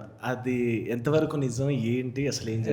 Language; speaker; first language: Telugu; native; Telugu